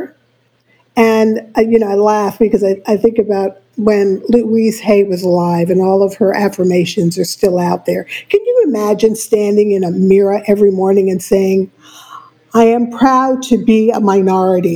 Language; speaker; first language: English; native; English